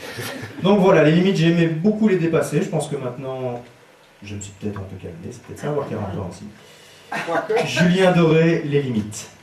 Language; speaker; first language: French; native; French